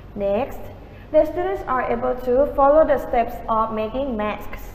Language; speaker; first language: English; non-native, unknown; Thai